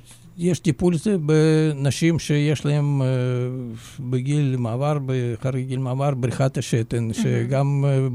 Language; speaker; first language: Hebrew; non-native, fluent; Russian